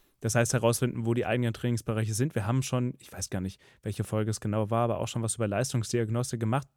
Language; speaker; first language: German; native; German